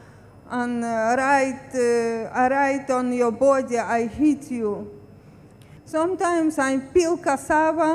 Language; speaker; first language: English; non-native, learner; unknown